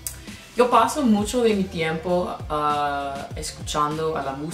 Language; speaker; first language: Spanish; non-native, learner; English